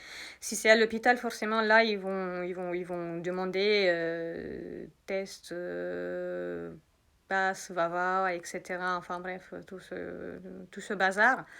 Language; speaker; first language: French; native; French